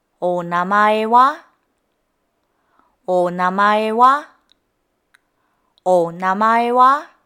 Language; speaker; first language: Japanese; non-native, fluent; Chinese